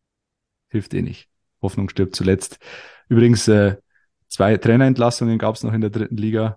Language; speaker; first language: German; native; German